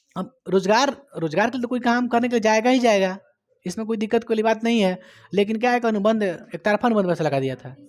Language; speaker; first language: Hindi; native; Hindi